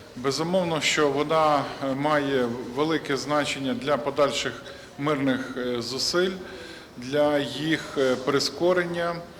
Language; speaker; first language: Ukrainian; native; Ukrainian